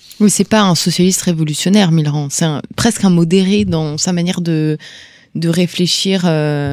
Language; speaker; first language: French; native; French